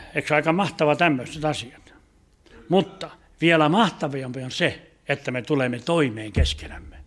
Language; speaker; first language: Finnish; native; Finnish